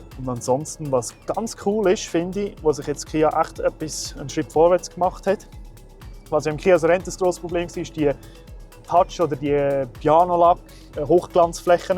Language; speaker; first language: German; native; German